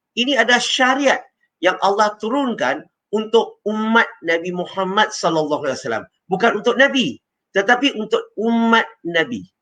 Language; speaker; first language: Malay; non-native, local second language; Chinese